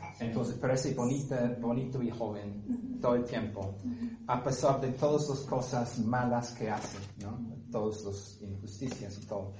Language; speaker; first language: Spanish; non-native, fluent; English